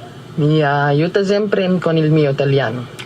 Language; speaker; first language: Italian; non-native, learner; Filipino